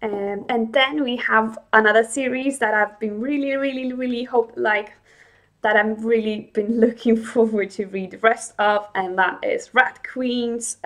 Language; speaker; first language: English; non-native, fluent; Swedish